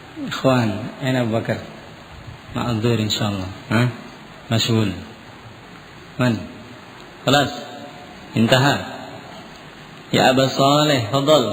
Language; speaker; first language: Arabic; non-native, fluent; Indonesian